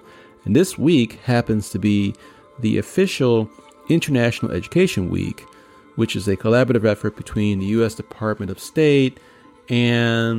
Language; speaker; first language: English; native; English